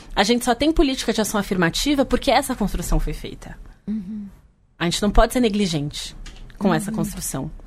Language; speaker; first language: Portuguese; native; Portuguese